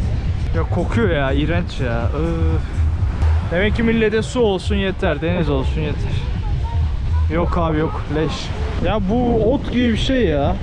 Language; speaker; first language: Turkish; native; Turkish